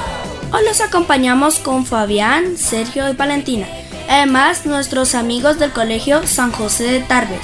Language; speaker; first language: Spanish; native; Spanish